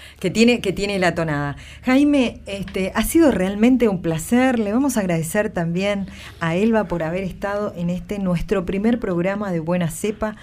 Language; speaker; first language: Spanish; native; Spanish